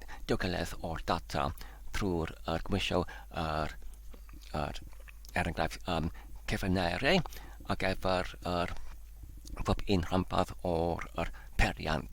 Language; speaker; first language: Welsh; non-native, learner; Polish